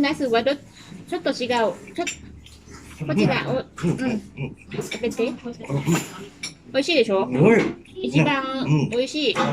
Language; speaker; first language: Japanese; non-native, learner; Thai